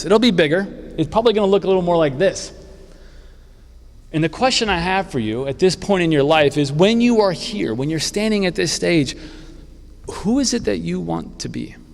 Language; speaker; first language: English; native; English